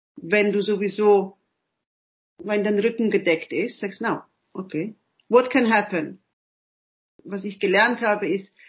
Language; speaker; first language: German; early bilingual, other home language; Italian